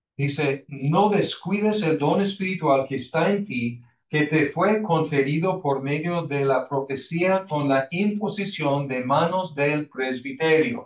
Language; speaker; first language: Spanish; non-native, fluent; English